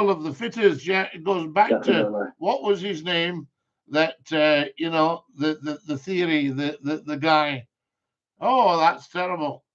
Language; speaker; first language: English; native; English